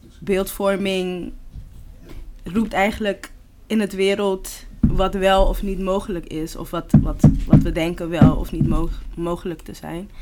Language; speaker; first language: Dutch; non-native, local second language; Papiamento